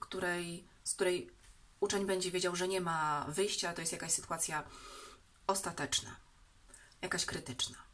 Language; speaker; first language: Polish; native; Polish